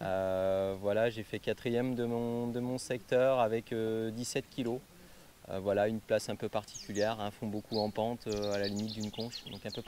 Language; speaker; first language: French; native; French